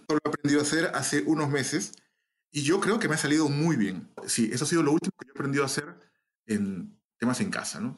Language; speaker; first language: Spanish; native; Spanish